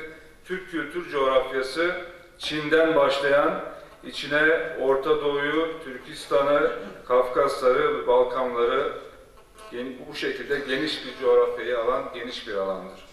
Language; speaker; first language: Turkish; native; Turkish